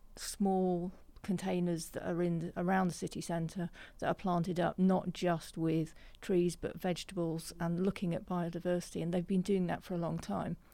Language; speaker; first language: English; native; English